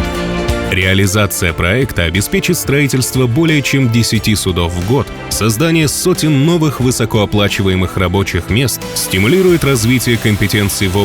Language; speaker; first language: Russian; native; Russian